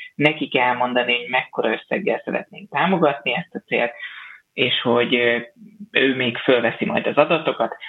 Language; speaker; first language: Hungarian; native; Hungarian